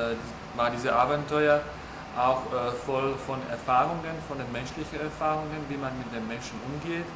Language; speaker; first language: German; non-native, fluent; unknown